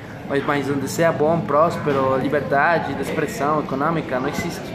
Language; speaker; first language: Portuguese; non-native, fluent; Spanish